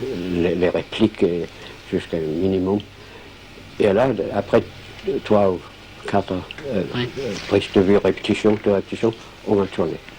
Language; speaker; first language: French; non-native, fluent; Danish